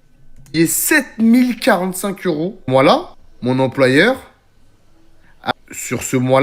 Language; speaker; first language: French; native; French